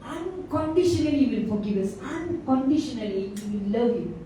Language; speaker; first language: English; non-native, local second language; Tamil